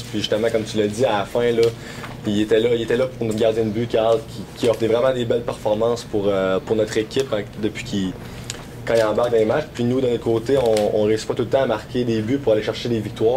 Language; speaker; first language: French; native; French